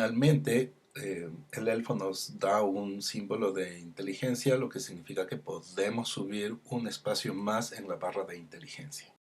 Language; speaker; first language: Spanish; native; Spanish